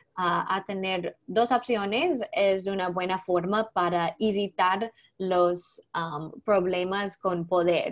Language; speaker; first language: Spanish; non-native, learner; English